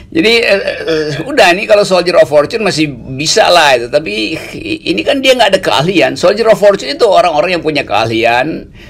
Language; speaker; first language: Indonesian; native; Indonesian